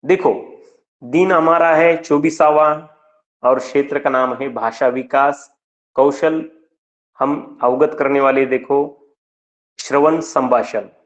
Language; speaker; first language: Hindi; non-native, local second language; Marathi